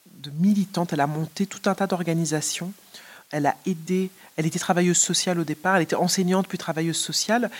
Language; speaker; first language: French; native; French